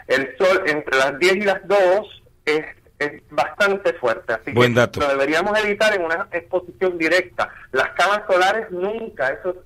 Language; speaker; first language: Spanish; native; Spanish